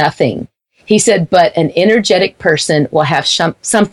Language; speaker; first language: English; native; English